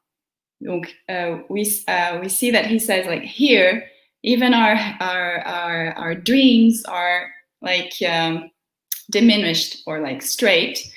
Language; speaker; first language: English; non-native, fluent; Portuguese